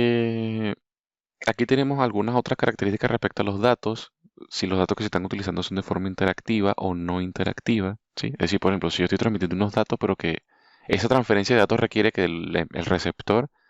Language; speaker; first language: Spanish; native; Spanish